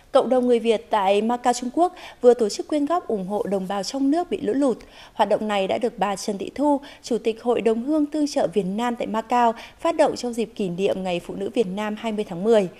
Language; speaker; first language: Vietnamese; native; Vietnamese